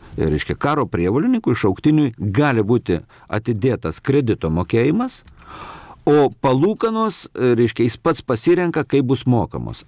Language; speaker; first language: Lithuanian; native; Lithuanian